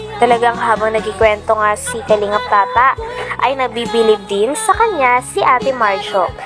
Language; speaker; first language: Filipino; native; Filipino